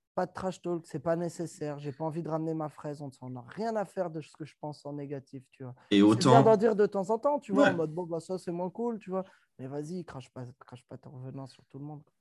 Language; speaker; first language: French; native; French